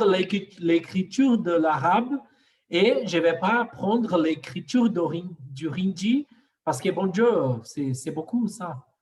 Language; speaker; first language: French; non-native, fluent; Portuguese